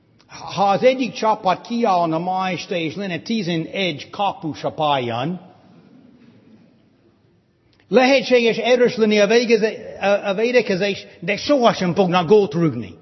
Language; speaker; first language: Hungarian; non-native, fluent; English